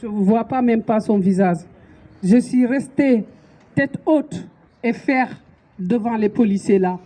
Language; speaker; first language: French; non-native, local second language; Wolof